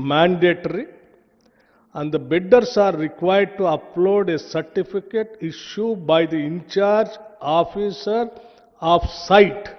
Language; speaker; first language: English; non-native, local second language; Telugu